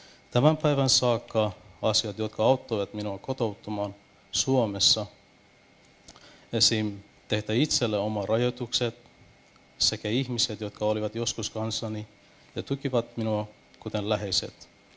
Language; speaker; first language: Finnish; non-native, fluent; Persian